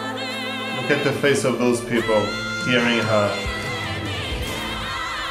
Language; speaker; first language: English; non-native, fluent; Portuguese